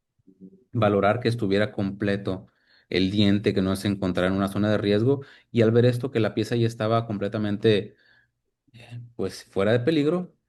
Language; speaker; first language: Spanish; native; Spanish